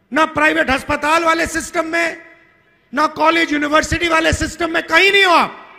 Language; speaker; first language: Hindi; native; Hindi